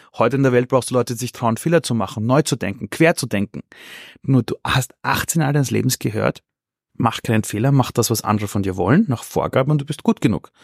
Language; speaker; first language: German; early bilingual, other home language; Persian